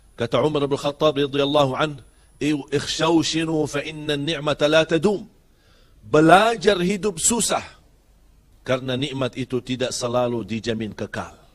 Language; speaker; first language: Malay; non-native, fluent; Arabic